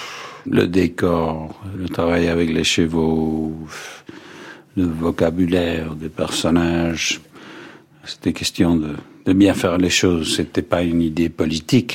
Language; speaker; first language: French; non-native, fluent; Danish